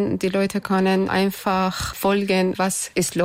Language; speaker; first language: German; non-native, learner; Persian